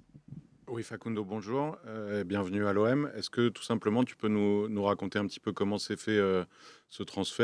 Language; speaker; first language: French; native; French